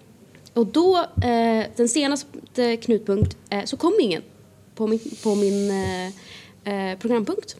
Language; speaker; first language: Swedish; native; Swedish